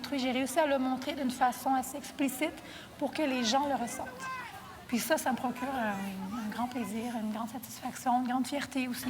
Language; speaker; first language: French; non-native, fluent; Portuguese